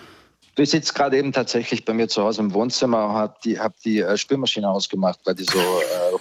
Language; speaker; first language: German; early bilingual, other home language; Croatian